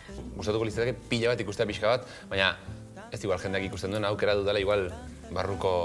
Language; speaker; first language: Basque; native; Basque